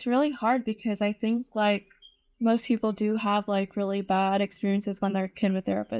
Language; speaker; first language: English; native; English